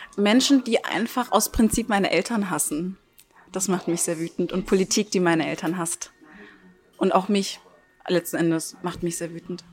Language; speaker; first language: German; early bilingual, other home language; Turkish